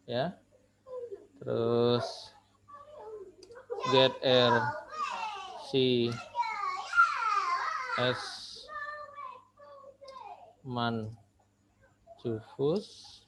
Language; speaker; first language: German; non-native, fluent; Indonesian